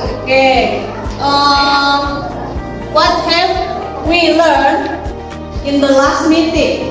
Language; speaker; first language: English; non-native, learner; Indonesian